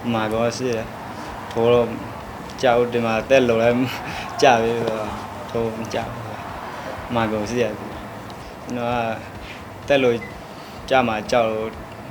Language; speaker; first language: Burmese; non-native, local second language; Karen languages